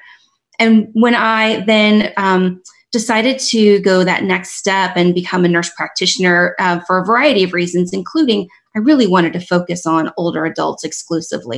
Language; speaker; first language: English; native; English